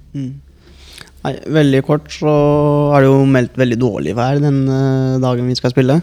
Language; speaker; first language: Norwegian; early bilingual, other home language; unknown